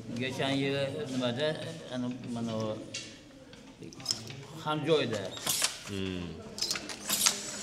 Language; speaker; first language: Turkish; non-native, learner; Uzbek